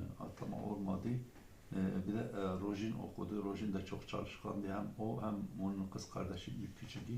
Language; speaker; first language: Turkish; non-native, local second language; Kurdish